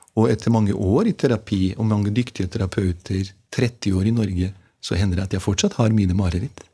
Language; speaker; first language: Norwegian; non-native, fluent; Bosnian